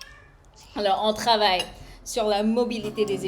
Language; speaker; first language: French; non-native, fluent; English